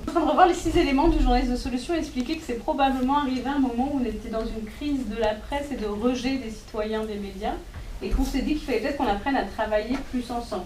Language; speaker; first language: French; native; French